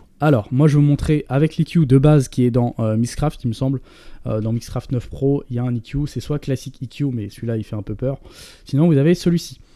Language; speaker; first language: French; native; French